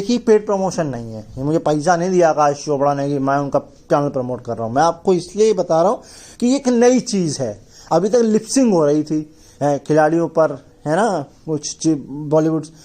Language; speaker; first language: Hindi; native; Hindi